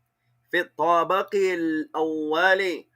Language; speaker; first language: Arabic; non-native, fluent; English